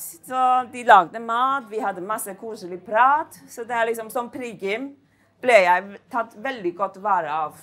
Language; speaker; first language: Norwegian; non-native, fluent; Chinese